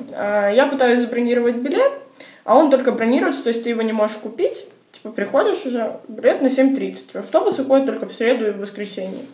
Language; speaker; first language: Russian; native; Russian